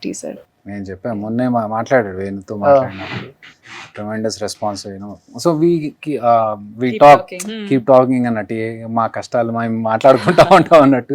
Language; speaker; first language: Telugu; native; Telugu